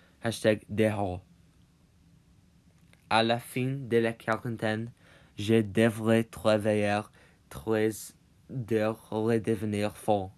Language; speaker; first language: French; non-native, learner; English